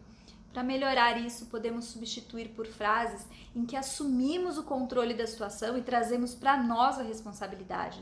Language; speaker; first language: Portuguese; native; Portuguese